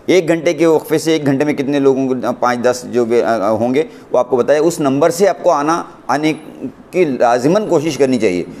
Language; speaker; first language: Hindi; non-native, local second language; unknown